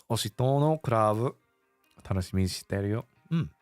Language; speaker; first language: Japanese; non-native, learner; English